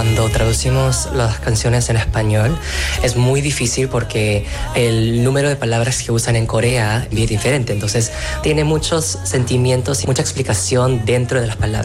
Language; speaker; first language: Spanish; non-native, fluent; Korean